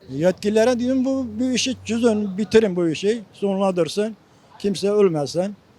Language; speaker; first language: Turkish; non-native, local second language; Kurdish